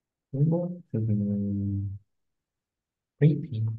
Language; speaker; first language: English; non-native, learner; Vietnamese